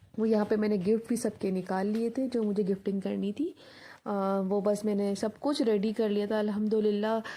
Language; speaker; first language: Urdu; native; Urdu